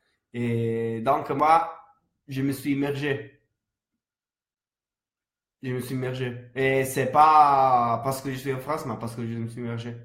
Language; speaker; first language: French; non-native, fluent; Italian